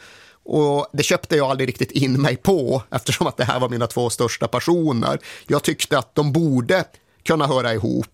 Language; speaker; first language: Swedish; native; Swedish